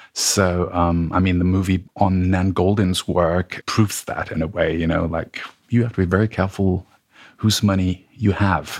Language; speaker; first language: English; non-native, fluent; German